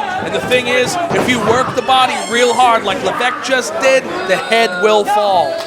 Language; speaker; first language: English; native; English